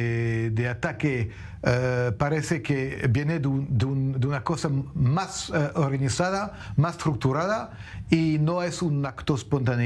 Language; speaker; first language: Spanish; non-native, fluent; French